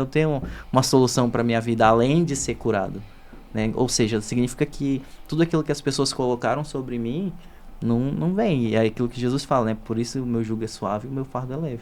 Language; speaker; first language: Portuguese; native; Portuguese